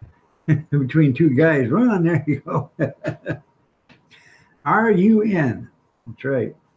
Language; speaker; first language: English; native; English